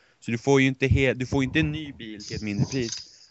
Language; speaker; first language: Swedish; native; Swedish